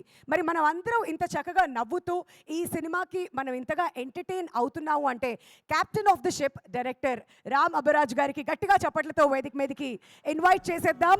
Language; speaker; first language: Telugu; native; Telugu